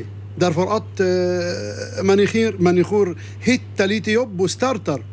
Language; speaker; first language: Swedish; non-native, learner; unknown